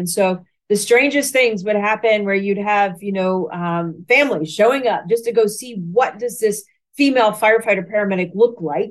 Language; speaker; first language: English; native; English